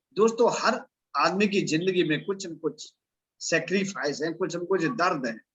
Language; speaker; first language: Hindi; native; Hindi